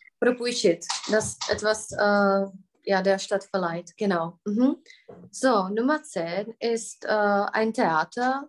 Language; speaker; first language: German; non-native, fluent; Czech